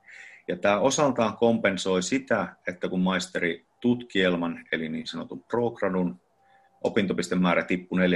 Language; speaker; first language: Finnish; native; Finnish